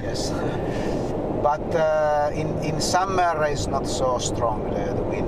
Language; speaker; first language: English; non-native, learner; Italian